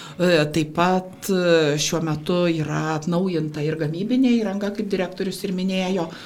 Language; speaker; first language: Lithuanian; native; Lithuanian